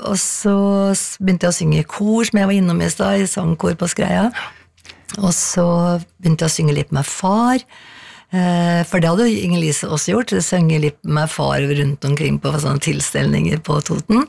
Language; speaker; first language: Norwegian; native; Norwegian